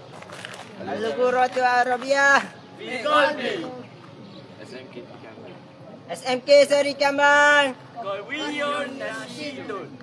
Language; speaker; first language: Arabic; non-native, learner; Malay